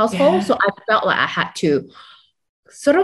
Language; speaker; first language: English; non-native, local second language; Chinese